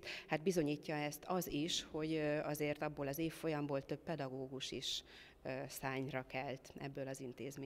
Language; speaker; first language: Hungarian; native; Hungarian